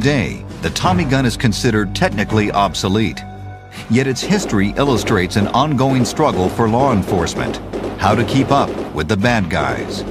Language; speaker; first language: English; native; English